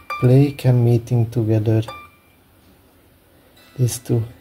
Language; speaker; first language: English; non-native, learner; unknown